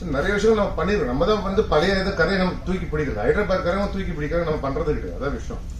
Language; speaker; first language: Tamil; native; Tamil